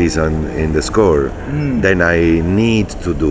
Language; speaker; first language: English; non-native, fluent; Italian